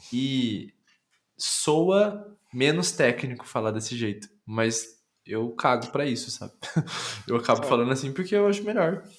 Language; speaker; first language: Portuguese; native; Portuguese